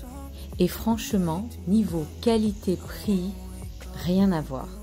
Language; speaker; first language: French; non-native, local second language; Arabic